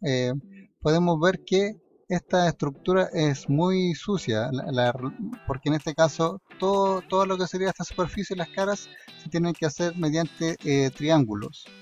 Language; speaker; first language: Spanish; native; Spanish